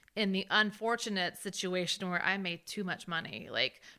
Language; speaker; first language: English; native; English